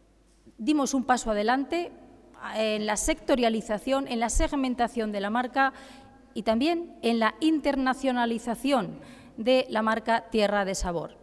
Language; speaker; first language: Spanish; native; Spanish